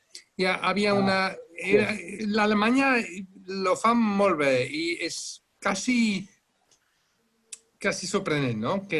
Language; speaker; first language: Catalan; non-native, fluent; Dutch